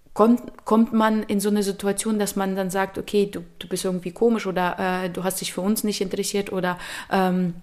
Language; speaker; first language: German; early bilingual, other home language; Ukrainian